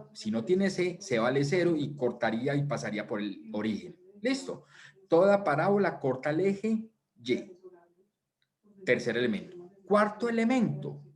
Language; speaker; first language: Spanish; native; Spanish